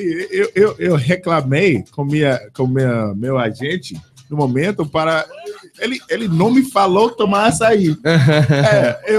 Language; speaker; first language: Portuguese; non-native, fluent; English